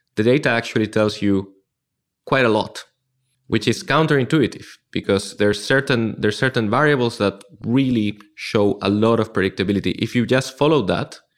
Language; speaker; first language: English; non-native, fluent; Spanish